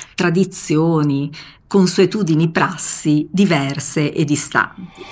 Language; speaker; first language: Italian; native; Italian